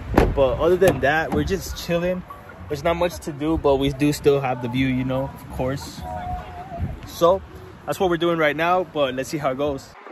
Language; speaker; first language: English; early bilingual, other home language; Spanish